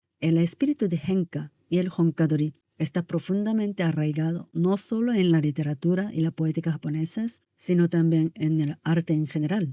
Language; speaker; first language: Spanish; non-native, fluent; Japanese